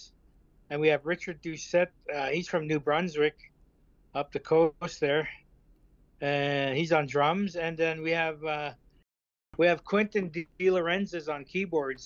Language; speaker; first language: English; native; English